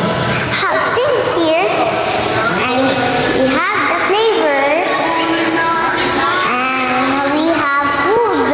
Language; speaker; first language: English; non-native, local second language; Filipino